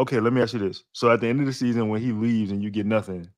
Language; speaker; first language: English; native; English